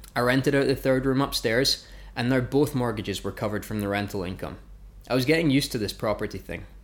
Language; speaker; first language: English; native; English